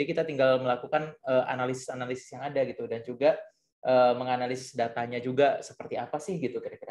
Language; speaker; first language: Indonesian; native; Indonesian